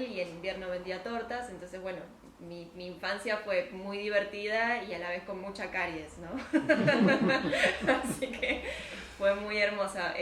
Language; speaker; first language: Spanish; early bilingual, other home language; Ukrainian